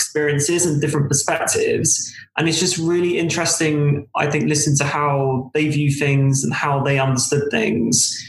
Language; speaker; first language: English; native; English